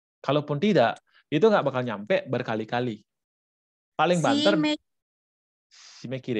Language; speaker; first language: Indonesian; native; Indonesian